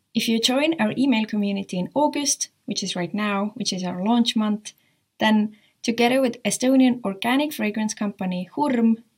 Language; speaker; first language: English; non-native, fluent; Estonian